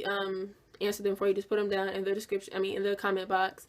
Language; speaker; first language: English; native; English